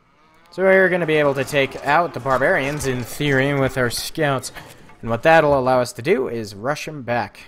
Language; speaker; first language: English; native; English